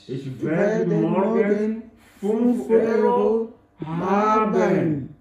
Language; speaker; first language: German; non-native, fluent; French